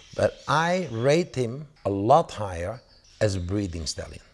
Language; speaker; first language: English; non-native, fluent; Dutch